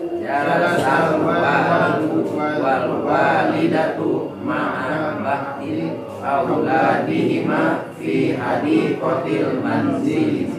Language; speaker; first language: Arabic; non-native, learner; Indonesian